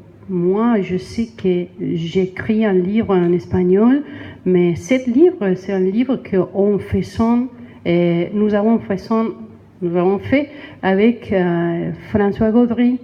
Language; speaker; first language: French; non-native, learner; Spanish